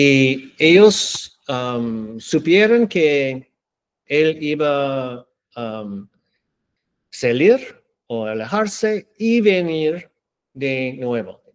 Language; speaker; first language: Spanish; non-native, learner; English